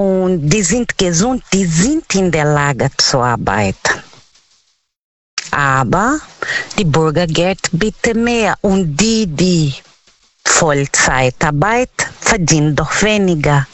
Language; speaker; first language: German; non-native, fluent; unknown